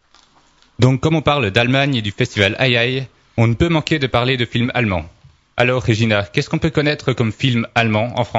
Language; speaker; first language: French; native; French